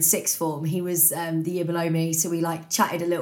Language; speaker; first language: English; native; English